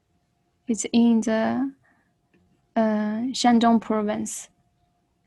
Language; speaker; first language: English; non-native, learner; Chinese